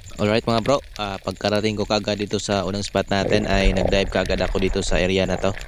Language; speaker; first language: Filipino; non-native, local second language; Cebuano